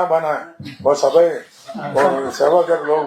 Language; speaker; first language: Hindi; non-native, learner; Nepali